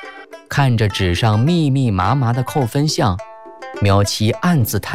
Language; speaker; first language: Chinese; native; Chinese